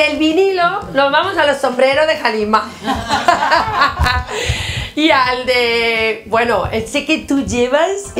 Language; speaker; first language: Spanish; native; Spanish